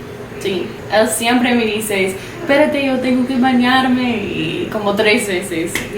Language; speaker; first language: Spanish; non-native, learner; English